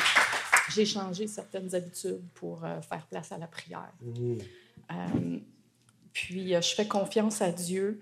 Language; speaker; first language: French; native; French